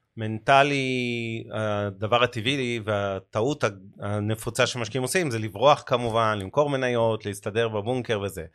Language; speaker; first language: Hebrew; native; Hebrew